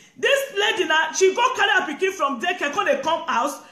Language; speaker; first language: English; non-native, local second language; Bini